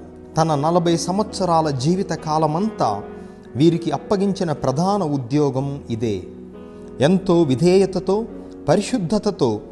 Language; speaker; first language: Telugu; native; Telugu